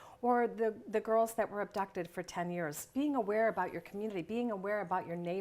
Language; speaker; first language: English; native; English